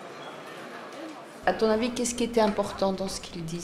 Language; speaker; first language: French; native; French